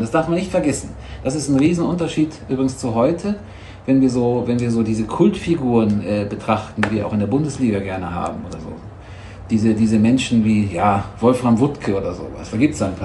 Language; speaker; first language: German; native; German